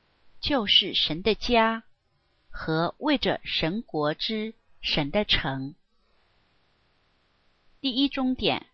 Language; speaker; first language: Chinese; native; Chinese